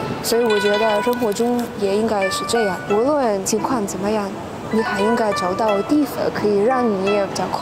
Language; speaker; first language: Chinese; non-native, fluent; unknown